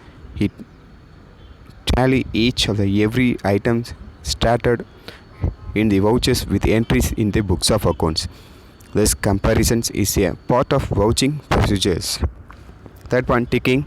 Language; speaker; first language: English; non-native, local second language; Tamil